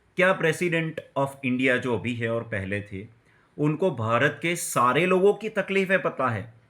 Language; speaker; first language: Hindi; non-native, local second language; Gujarati